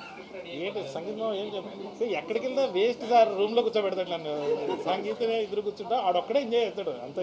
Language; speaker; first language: Telugu; native; Telugu